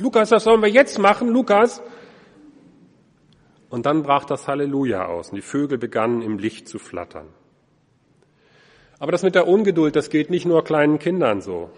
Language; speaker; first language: German; native; German